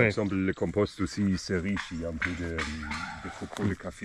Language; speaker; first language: French; non-native, fluent; German